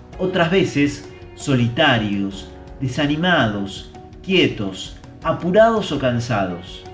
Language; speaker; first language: Spanish; native; Spanish